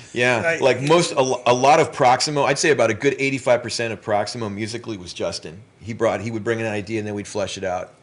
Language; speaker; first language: English; native; English